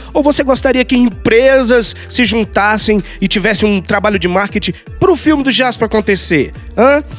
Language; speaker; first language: Portuguese; native; Portuguese